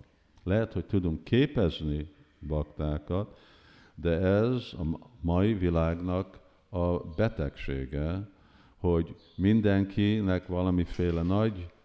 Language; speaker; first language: Hungarian; early bilingual, heritage; Hungarian